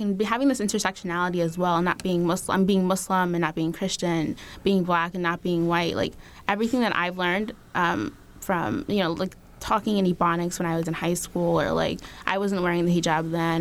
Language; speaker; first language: English; early bilingual, other home language; Arabic